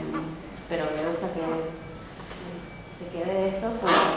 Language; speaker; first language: Spanish; non-native, fluent; English